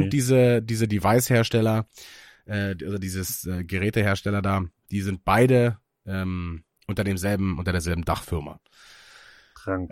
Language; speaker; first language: German; native; German